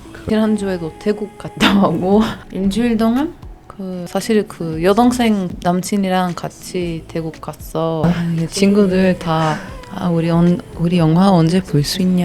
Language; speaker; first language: Korean; non-native, fluent; Portuguese